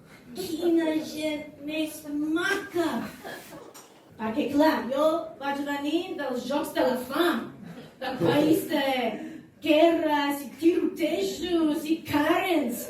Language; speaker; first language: Catalan; non-native, fluent; English